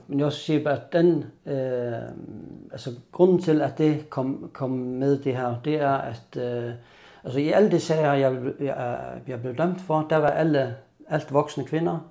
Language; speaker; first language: Danish; native; Danish